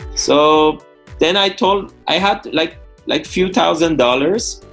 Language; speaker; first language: English; non-native, fluent; Persian